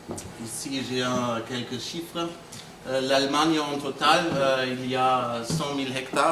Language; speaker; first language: French; non-native, fluent; German